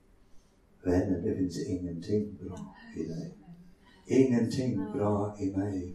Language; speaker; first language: Swedish; non-native, fluent; English